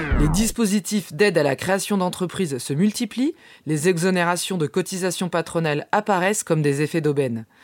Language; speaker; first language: French; native; French